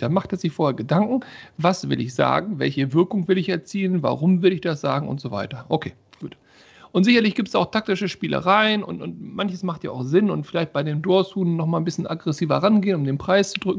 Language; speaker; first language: German; native; German